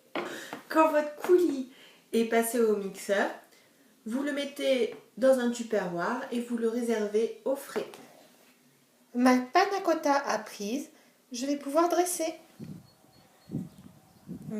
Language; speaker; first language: French; native; French